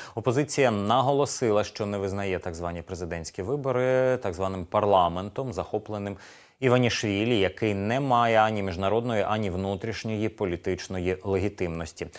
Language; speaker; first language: Ukrainian; native; Ukrainian